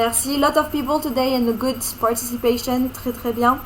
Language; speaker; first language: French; non-native, fluent; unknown